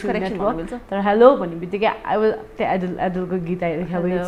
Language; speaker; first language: Nepali; native; Nepali